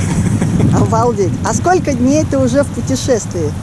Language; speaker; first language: Russian; native; Russian